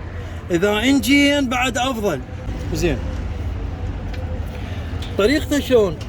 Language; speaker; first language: Arabic; native; Arabic